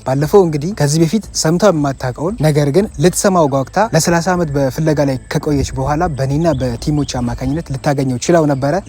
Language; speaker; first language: Amharic; native; Amharic